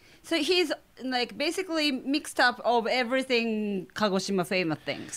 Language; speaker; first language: English; non-native, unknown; Japanese